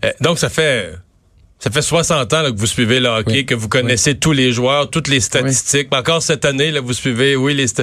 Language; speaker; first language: French; native; French